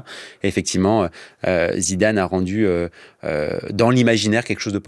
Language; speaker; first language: French; native; French